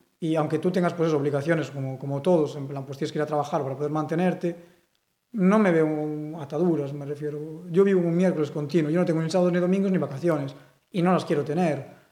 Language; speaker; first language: Spanish; non-native, local second language; Galician